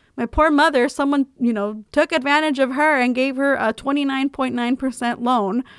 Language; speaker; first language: English; early bilingual, other home language; Spanish